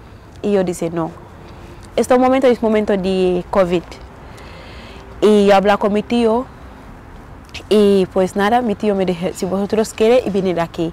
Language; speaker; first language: Spanish; non-native, learner; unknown